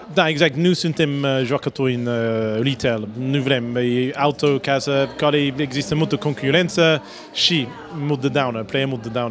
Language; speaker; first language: Romanian; non-native, learner; English